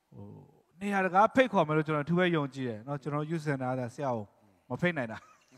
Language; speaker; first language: Burmese; non-native, local second language; Tedim Chin